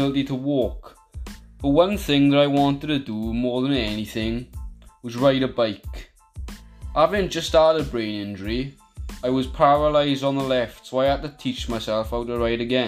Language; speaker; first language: English; native; English